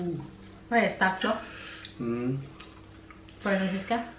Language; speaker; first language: Swedish; non-native, learner; Indonesian